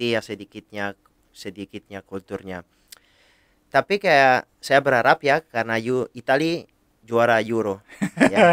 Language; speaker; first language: Indonesian; non-native, fluent; Italian